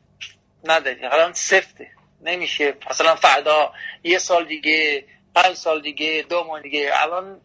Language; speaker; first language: Persian; non-native, learner; Portuguese